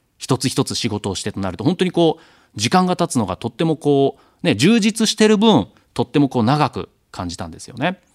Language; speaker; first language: Japanese; native; Japanese